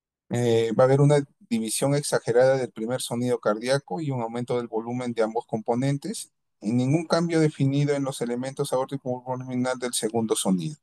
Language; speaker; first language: Spanish; native; Spanish